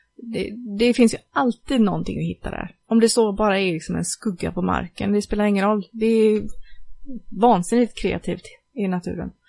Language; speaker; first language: Swedish; native; Swedish